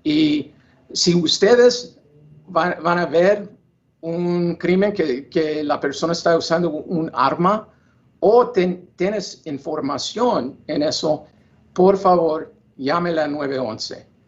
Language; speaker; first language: Spanish; non-native, learner; English